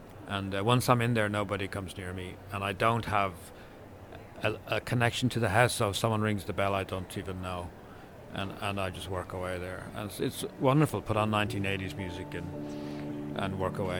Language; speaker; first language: English; native; English